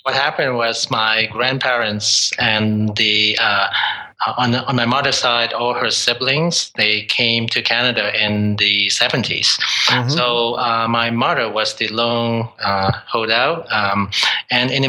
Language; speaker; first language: English; non-native, local second language; Cantonese